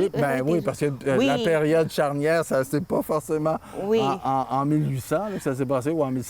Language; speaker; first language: French; native; French